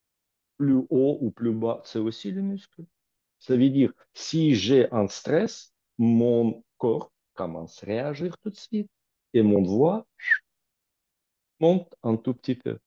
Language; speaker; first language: French; non-native, fluent; Russian